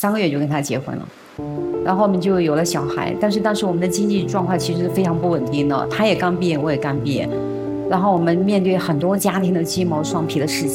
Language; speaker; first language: Chinese; native; Chinese